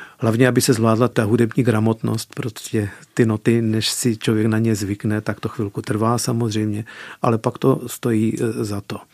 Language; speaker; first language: Czech; early bilingual, heritage; Czech